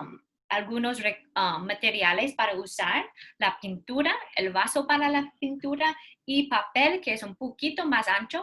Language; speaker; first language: Spanish; non-native, learner; English